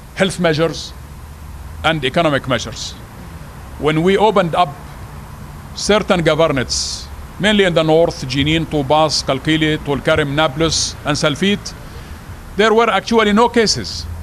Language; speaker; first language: English; non-native, fluent; Arabic